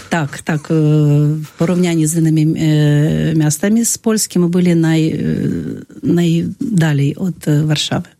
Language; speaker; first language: Polish; non-native, fluent; Russian